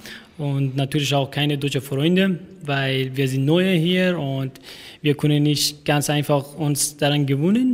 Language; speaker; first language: German; non-native, learner; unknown